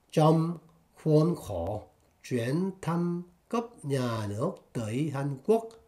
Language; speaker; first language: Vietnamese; non-native, fluent; Korean